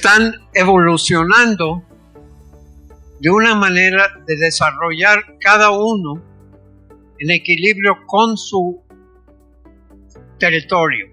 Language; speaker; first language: Spanish; non-native, fluent; English